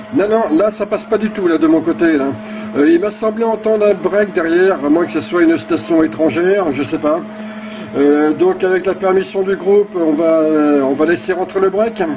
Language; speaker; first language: French; native; French